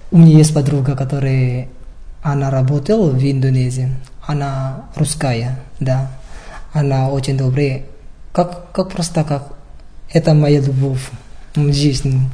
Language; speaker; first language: Russian; non-native, learner; Indonesian